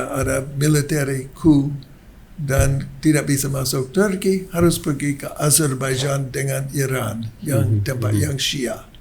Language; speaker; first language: Indonesian; non-native, learner; English